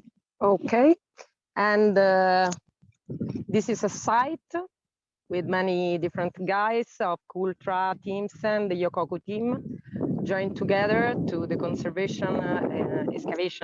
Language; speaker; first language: English; non-native, learner; Italian